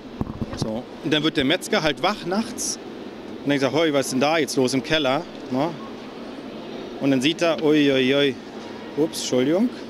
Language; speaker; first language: German; native; German